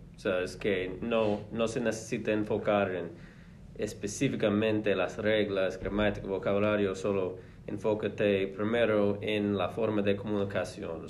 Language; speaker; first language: Spanish; non-native, fluent; English